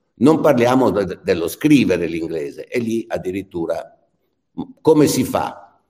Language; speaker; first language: Italian; native; Italian